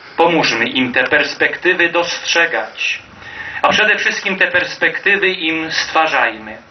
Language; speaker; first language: Polish; native; Polish